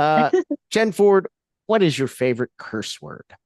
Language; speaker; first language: English; native; English